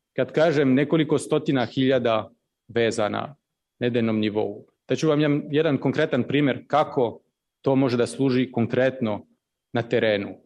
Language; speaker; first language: Serbian; native; Serbian